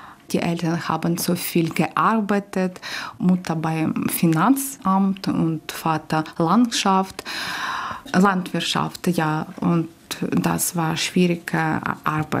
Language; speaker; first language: German; non-native, learner; Ukrainian